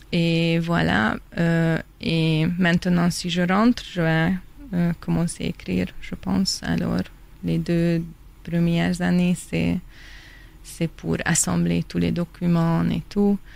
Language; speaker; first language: French; non-native, fluent; Hungarian